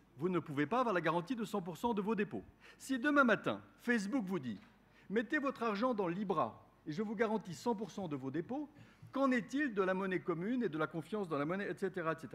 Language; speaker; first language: French; native; French